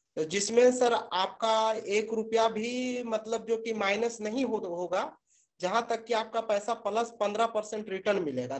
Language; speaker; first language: Hindi; native; Hindi